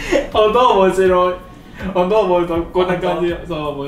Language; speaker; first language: Japanese; non-native, learner; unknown